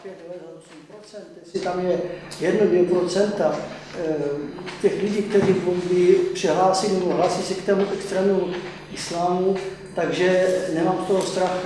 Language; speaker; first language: Czech; non-native, fluent; Arabic